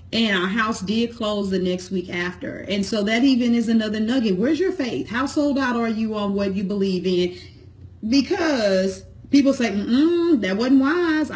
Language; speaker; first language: English; native; English